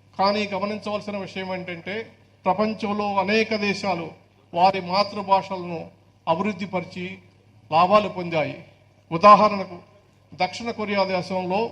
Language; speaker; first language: Telugu; native; Telugu